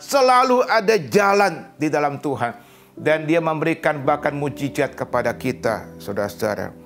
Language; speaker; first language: Indonesian; native; Indonesian